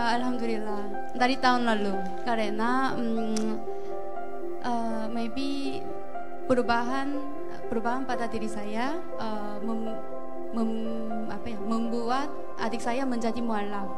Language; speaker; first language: Indonesian; non-native, fluent; Korean